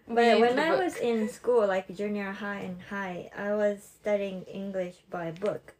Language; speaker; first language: English; non-native, fluent; Japanese